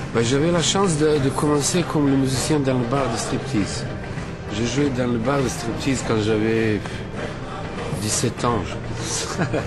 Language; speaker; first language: French; non-native, fluent; Serbian